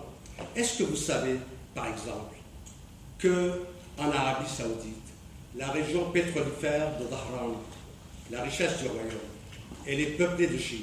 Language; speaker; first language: French; native; French